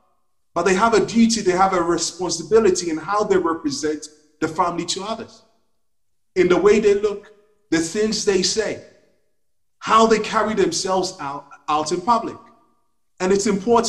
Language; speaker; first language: English; non-native, local second language; Akan